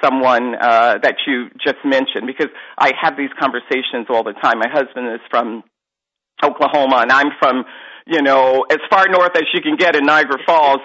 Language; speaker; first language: English; native; English